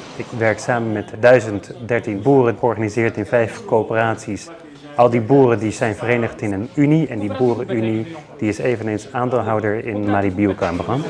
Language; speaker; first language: Dutch; native; Dutch